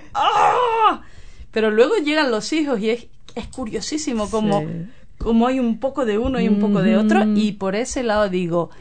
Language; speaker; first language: Spanish; native; Spanish